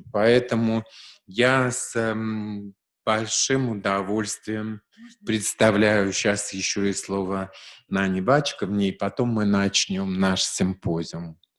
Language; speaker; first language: Russian; native; Russian